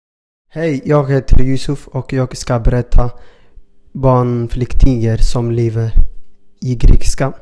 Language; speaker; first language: Swedish; non-native, learner; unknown